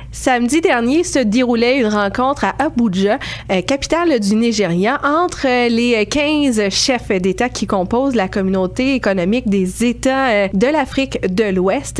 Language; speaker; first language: French; native; French